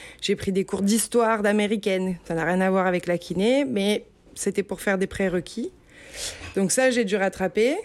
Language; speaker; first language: French; native; French